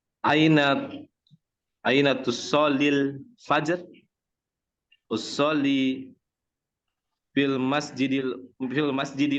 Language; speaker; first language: Arabic; non-native, learner; Indonesian